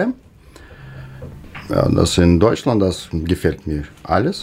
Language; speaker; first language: German; non-native, learner; Russian